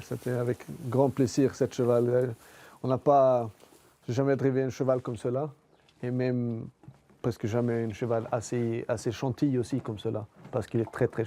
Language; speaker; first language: French; non-native, fluent; Swedish